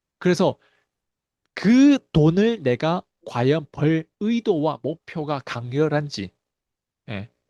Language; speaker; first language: Korean; early bilingual, heritage; Korean